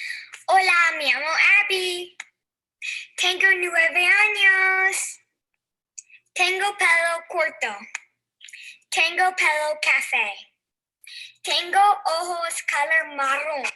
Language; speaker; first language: Spanish; non-native, learner; English